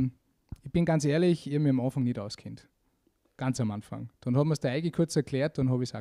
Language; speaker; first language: German; native; German